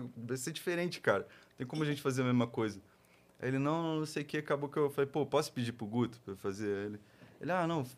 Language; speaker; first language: Portuguese; native; Portuguese